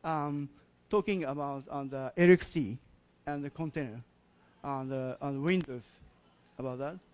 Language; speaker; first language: English; non-native, learner; Japanese